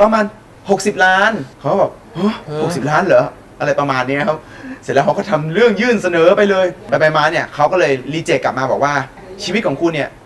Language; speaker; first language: Thai; native; Thai